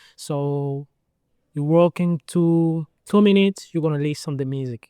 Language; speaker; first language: English; non-native, learner; Lingala